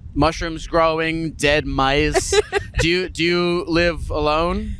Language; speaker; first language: English; native; English